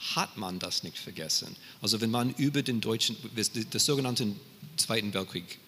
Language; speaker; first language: German; non-native, fluent; English